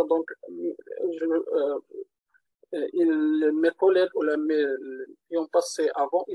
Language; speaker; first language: French; non-native, learner; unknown